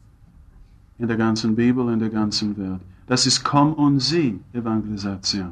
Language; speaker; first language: German; non-native, fluent; English